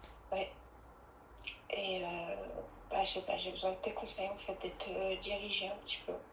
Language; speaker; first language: French; native; French